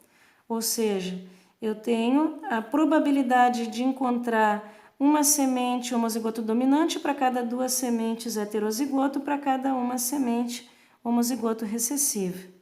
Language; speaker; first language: Portuguese; native; Portuguese